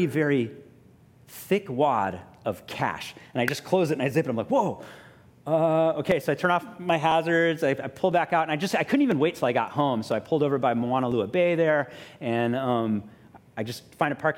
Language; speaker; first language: English; native; English